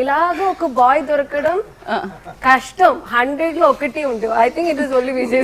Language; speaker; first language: Telugu; non-native, learner; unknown